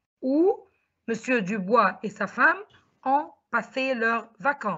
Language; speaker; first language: French; non-native, fluent; Arabic